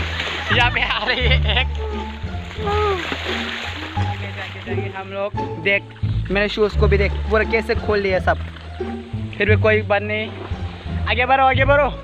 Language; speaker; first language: Hindi; non-native, local second language; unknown